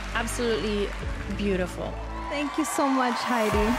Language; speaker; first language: English; native; English